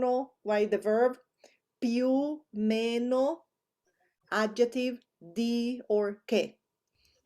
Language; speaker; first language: Italian; non-native, fluent; Spanish